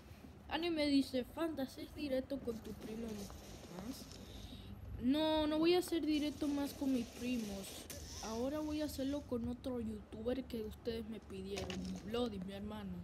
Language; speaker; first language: Spanish; early bilingual, other home language; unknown